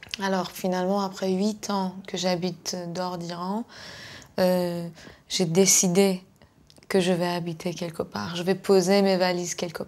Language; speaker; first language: French; non-native, fluent; Persian